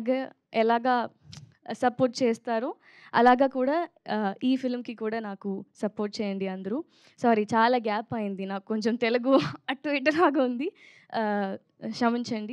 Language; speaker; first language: Telugu; non-native, learner; Tamil